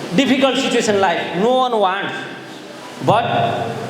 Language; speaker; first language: English; non-native, local second language; Nepali